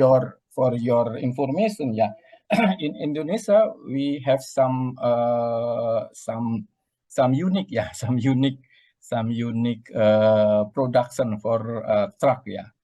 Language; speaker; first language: English; non-native, learner; Indonesian